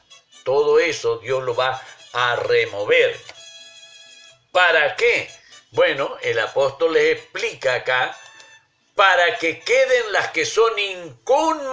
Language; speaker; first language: Spanish; native; Spanish